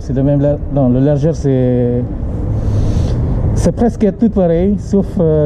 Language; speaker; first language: French; non-native, learner; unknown